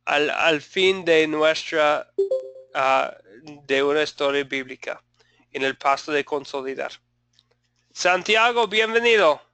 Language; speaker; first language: Spanish; non-native, fluent; English